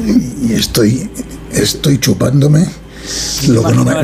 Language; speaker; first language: Spanish; native; Spanish